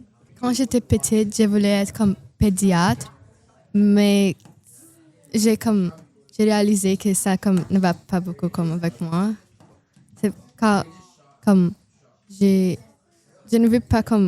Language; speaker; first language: French; non-native, learner; Portuguese